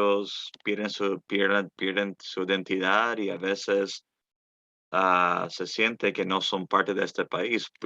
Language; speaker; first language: Spanish; early bilingual, heritage; Spanish